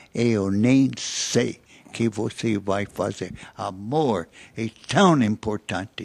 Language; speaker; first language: Portuguese; non-native, learner; English